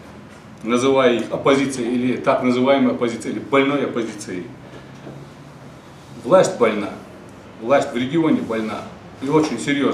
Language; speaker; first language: Russian; non-native, local second language; Ingush